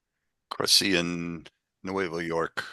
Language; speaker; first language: Spanish; non-native, learner; English